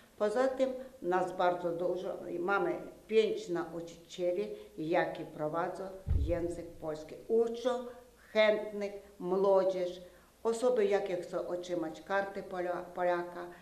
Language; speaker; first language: Polish; non-native, learner; Ukrainian